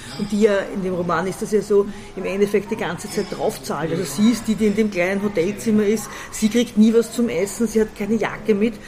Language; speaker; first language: German; native; German